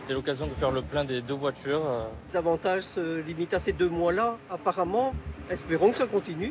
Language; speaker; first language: French; native; French